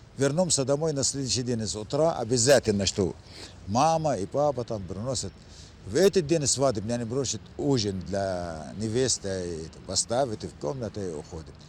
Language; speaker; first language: Russian; non-native, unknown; Arabic